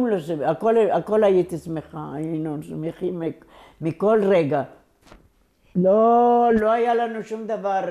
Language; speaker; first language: Hebrew; non-native, local second language; Ladino